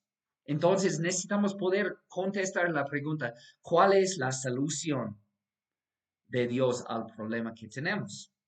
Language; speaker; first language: Spanish; non-native, fluent; English